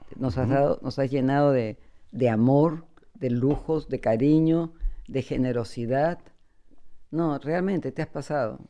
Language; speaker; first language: Spanish; native; Spanish